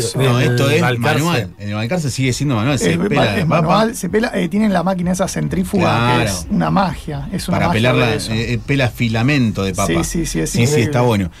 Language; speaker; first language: Spanish; native; Spanish